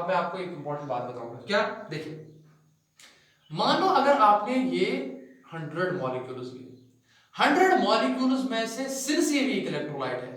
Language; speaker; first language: Hindi; non-native, local second language; Kashmiri